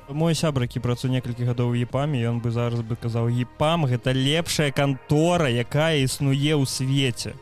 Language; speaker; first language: Belarusian; non-native, local second language; Russian